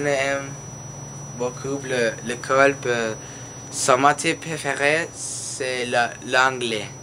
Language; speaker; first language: French; non-native, learner; Spanish